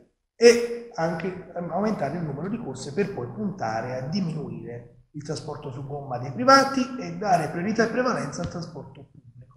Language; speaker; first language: Italian; native; Italian